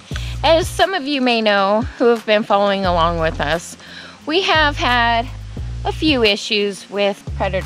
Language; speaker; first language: English; native; English